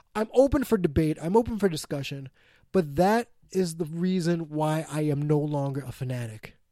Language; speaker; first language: English; native; English